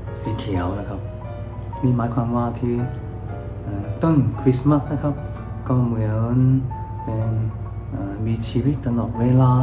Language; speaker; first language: Thai; non-native, fluent; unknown